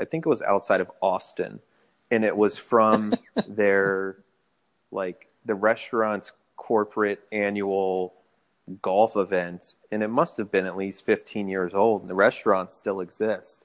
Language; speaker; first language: English; native; English